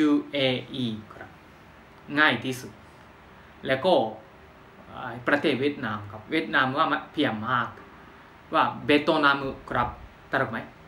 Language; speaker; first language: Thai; non-native, fluent; Japanese